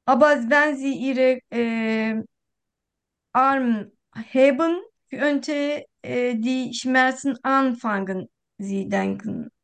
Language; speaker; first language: German; non-native, learner; Turkish